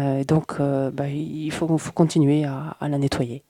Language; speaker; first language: French; native; French